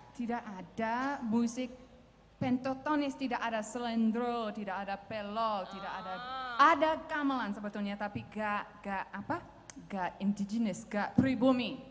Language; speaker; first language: Indonesian; non-native, fluent; English